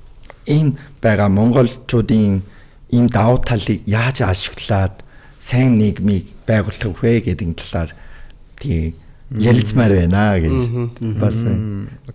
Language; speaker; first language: Mongolian; non-native, fluent; Korean